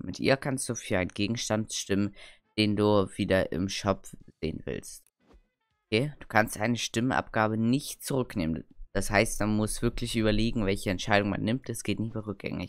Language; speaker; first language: German; native; German